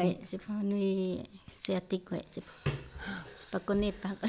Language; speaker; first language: French; non-native, learner; Lao